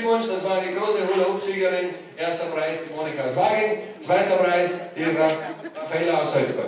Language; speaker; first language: German; native; German